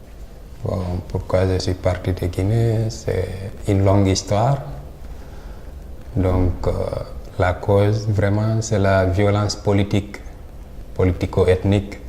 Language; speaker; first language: French; non-native, local second language; Fula